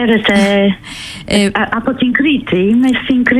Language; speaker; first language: Greek; non-native, fluent; English